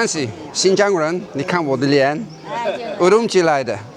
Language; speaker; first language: Chinese; non-native, learner; Dutch